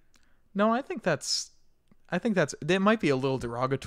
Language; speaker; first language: English; native; English